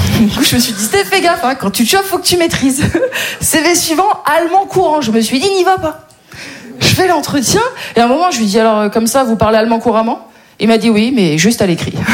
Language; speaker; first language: French; native; French